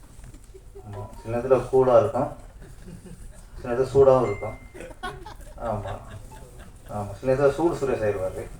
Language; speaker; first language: Tamil; native; Tamil